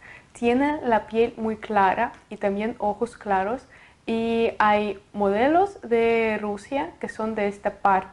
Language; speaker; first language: Spanish; non-native, fluent; Russian